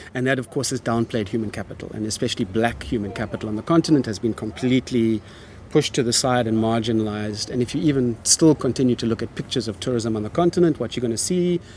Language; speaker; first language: English; native; English